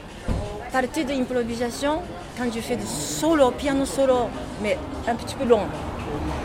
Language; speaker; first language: French; non-native, learner; Japanese